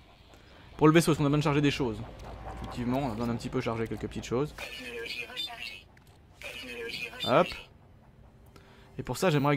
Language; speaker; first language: French; native; French